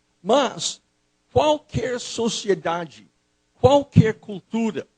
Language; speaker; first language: Portuguese; non-native, fluent; English